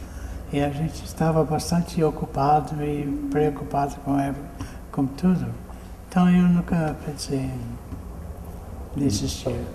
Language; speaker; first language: Portuguese; non-native, fluent; English